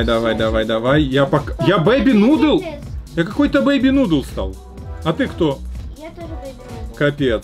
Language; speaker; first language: Russian; native; Russian